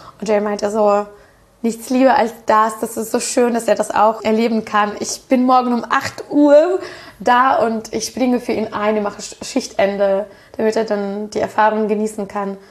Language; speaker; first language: German; non-native, fluent; Russian